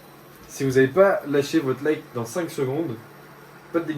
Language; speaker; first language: French; native; French